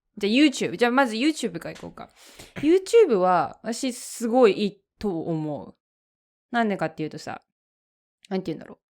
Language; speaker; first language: Japanese; native; Japanese